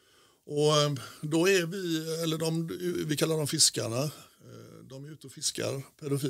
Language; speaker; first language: Swedish; native; Swedish